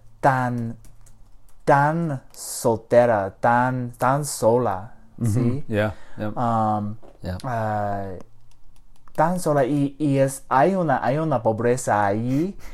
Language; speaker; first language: Spanish; early bilingual, heritage; English